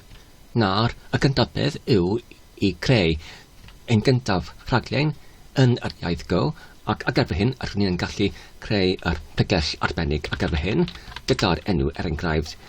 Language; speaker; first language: Welsh; non-native, fluent; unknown